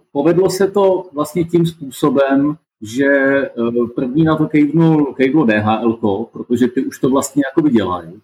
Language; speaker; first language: Czech; native; Czech